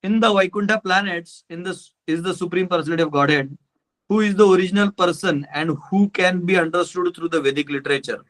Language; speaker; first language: English; non-native, local second language; Hindi